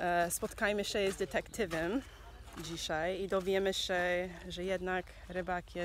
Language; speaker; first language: Polish; non-native, fluent; English